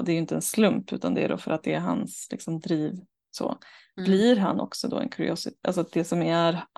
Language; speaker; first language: Swedish; native; Swedish